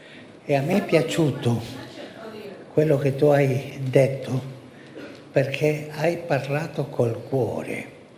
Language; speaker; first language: Italian; non-native, fluent; Spanish